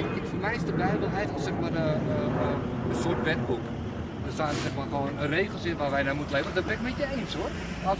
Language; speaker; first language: Dutch; native; Dutch